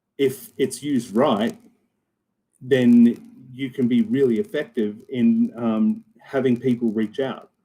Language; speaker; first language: English; native; English